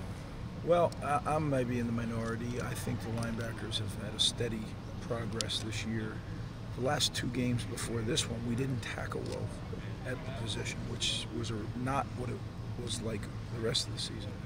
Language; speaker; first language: English; native; English